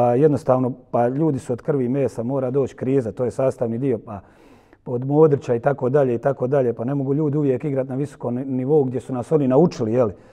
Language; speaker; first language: Croatian; native; Croatian